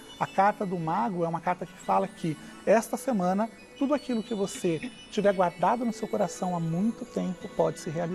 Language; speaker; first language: Portuguese; native; Portuguese